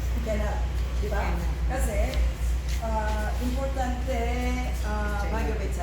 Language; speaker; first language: Filipino; non-native, learner; Korean